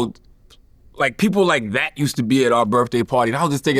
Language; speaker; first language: English; native; English